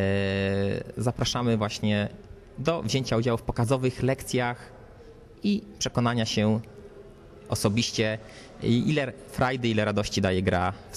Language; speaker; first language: Polish; native; Polish